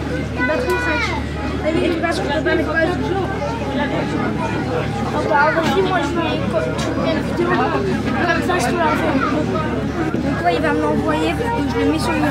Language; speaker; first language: French; native; French